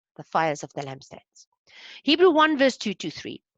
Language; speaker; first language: English; non-native, local second language; Afrikaans